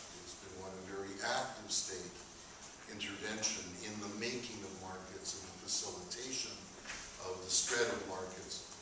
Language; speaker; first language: English; native; English